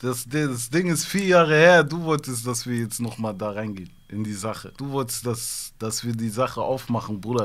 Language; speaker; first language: German; early bilingual, other home language; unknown